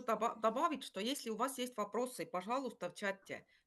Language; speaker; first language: Russian; non-native, fluent; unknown